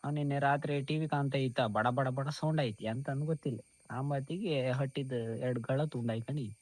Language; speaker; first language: Kannada; native; Kannada